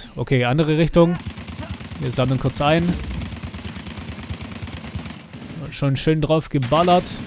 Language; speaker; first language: German; native; German